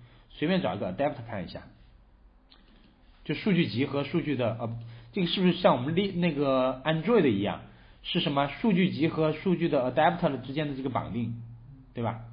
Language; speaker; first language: Chinese; native; Chinese